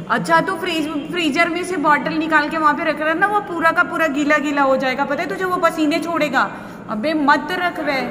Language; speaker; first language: Hindi; native; Hindi